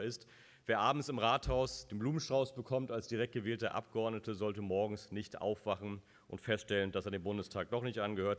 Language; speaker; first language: German; native; German